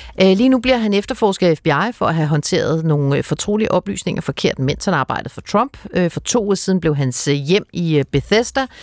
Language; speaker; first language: Danish; native; Danish